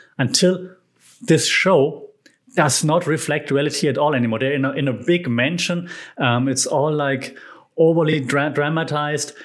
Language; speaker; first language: English; non-native, fluent; German